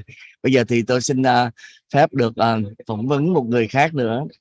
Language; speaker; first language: Vietnamese; native; Vietnamese